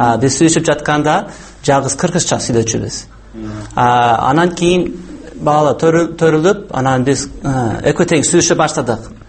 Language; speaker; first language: Kyrgyz; non-native, fluent; English